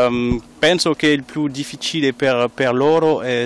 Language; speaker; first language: Italian; non-native, fluent; French